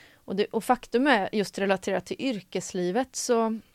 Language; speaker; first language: Swedish; native; Swedish